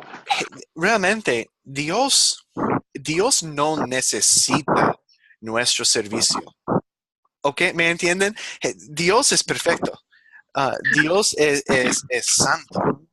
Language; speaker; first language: Spanish; non-native, fluent; English